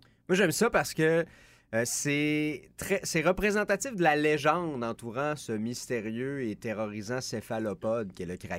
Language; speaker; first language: French; native; French